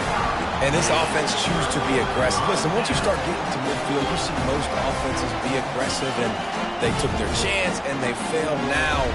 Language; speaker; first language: English; native; English